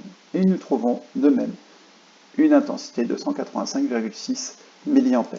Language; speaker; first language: French; native; French